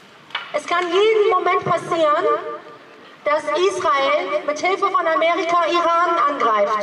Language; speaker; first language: German; early bilingual, other home language; Persian